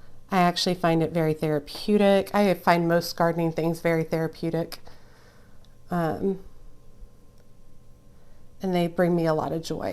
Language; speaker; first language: English; native; English